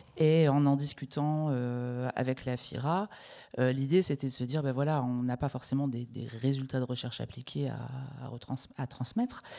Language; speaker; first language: French; native; French